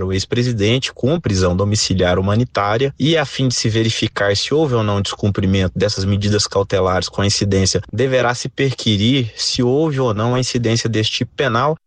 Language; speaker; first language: Portuguese; native; Portuguese